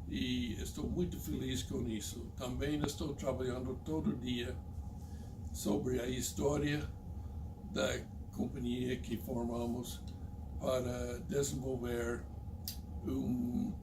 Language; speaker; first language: Portuguese; non-native, fluent; English